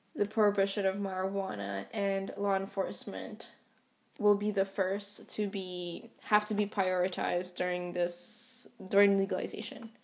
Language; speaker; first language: English; native; English